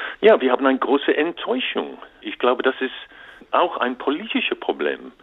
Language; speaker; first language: German; non-native, learner; English